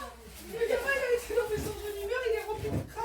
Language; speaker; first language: French; native; French